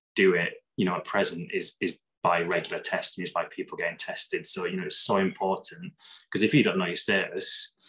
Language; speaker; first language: English; native; English